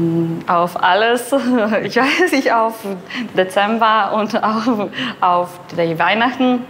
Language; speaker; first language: German; non-native, fluent; Bosnian